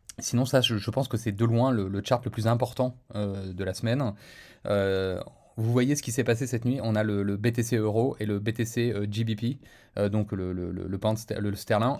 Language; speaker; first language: French; native; French